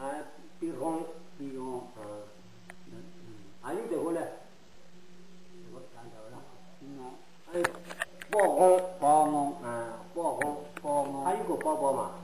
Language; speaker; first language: Chinese; non-native, local second language; Hmong